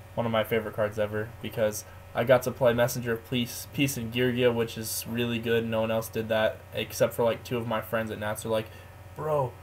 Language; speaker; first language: English; native; English